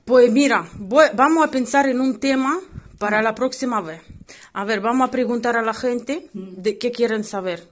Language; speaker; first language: Spanish; non-native, learner; Russian